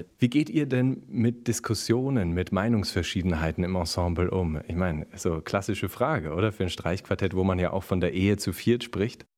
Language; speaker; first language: German; native; German